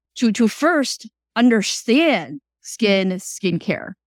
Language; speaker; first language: English; early bilingual, other home language; Chinese